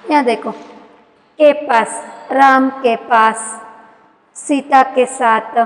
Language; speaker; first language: Hindi; non-native, local second language; Kannada